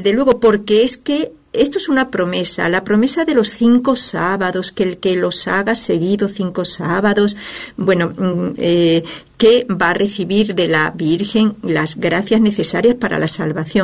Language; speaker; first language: Spanish; native; Spanish